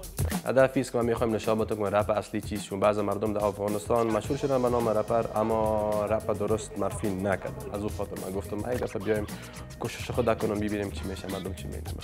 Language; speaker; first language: Persian; early bilingual, heritage; Persian